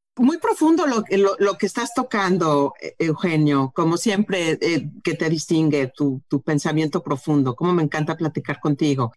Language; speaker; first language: Spanish; native; Spanish